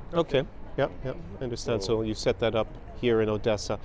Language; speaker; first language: English; native; English